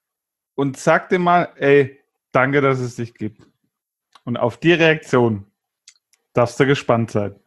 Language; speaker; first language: German; native; German